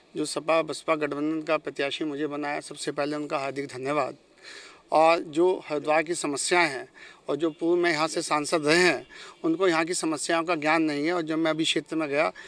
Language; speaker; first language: Hindi; native; Hindi